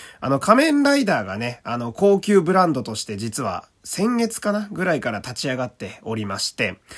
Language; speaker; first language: Japanese; native; Japanese